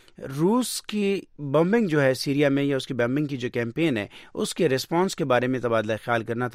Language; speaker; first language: Urdu; native; Urdu